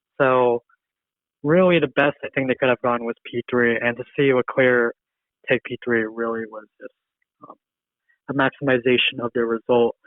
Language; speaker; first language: English; native; English